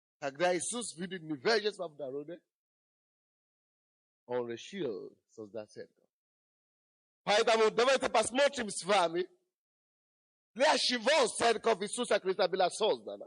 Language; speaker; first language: Russian; non-native, fluent; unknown